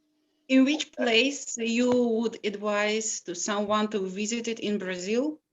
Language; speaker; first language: English; non-native, learner; Russian